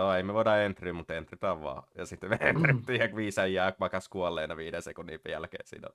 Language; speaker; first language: Finnish; native; Finnish